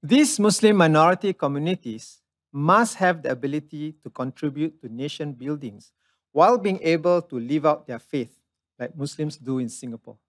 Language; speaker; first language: English; non-native, local second language; Malay